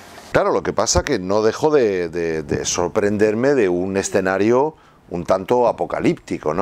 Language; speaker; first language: Spanish; native; Spanish